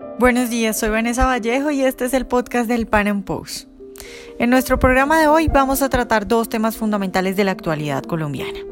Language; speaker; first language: Spanish; native; Spanish